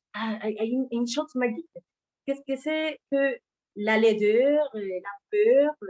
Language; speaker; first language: French; non-native, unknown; Spanish